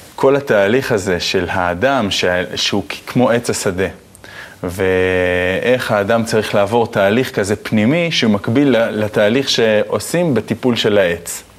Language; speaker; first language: Hebrew; native; Hebrew